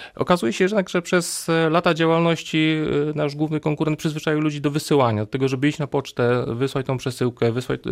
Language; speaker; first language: Polish; native; Polish